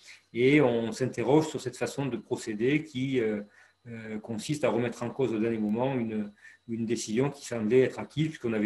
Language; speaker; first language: French; native; French